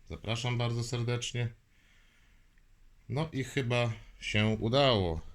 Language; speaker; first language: Polish; native; Polish